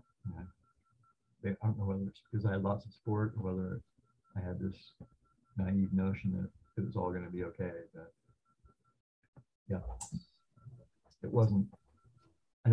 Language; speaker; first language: English; native; English